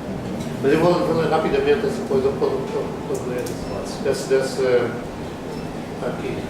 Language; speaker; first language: Portuguese; non-native, fluent; Dutch